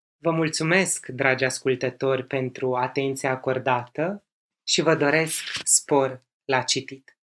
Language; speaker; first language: Romanian; native; Romanian